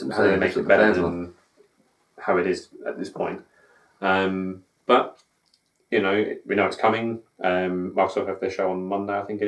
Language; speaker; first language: English; native; English